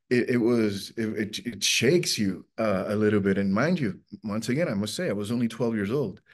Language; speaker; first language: English; non-native, fluent; Spanish